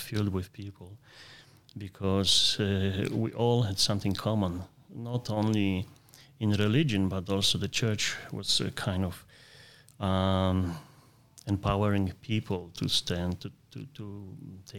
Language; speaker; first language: English; non-native, fluent; Polish